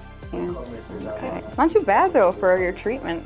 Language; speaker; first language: English; native; English